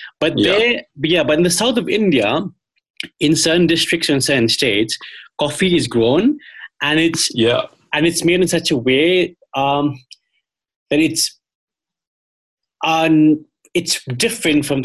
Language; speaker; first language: English; non-native, local second language; Khasi